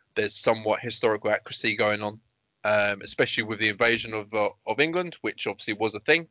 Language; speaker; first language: English; native; English